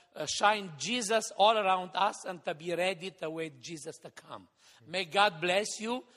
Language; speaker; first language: English; non-native, fluent; Romanian